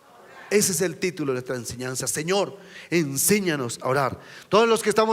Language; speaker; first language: Spanish; native; Spanish